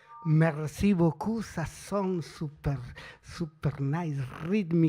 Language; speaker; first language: French; non-native, learner; Spanish